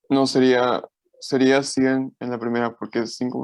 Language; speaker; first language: Spanish; native; Spanish